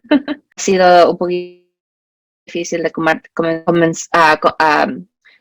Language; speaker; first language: Spanish; early bilingual, heritage; Spanish